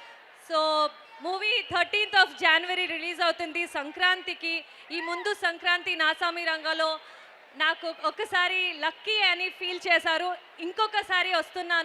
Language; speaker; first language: Telugu; non-native, fluent; Kannada